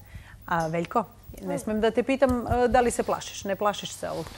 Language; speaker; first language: Serbian; native; Serbian